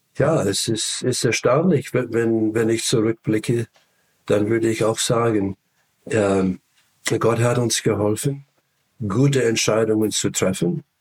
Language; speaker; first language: German; non-native, fluent; English